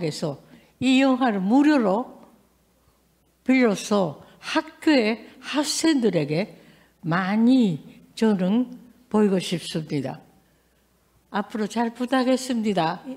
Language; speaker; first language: Korean; non-native, learner; Japanese